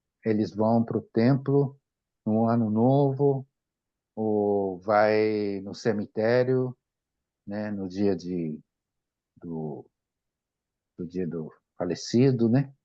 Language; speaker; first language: Portuguese; non-native, fluent; Japanese